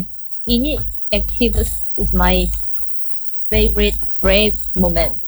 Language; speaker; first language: English; non-native, learner; Korean